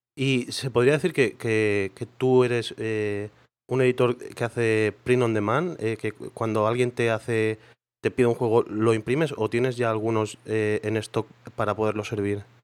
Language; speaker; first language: Spanish; non-native, local second language; Catalan